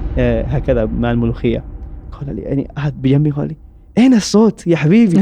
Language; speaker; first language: Arabic; non-native, learner; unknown